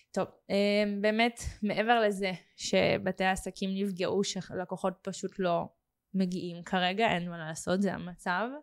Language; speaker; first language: Hebrew; native; Hebrew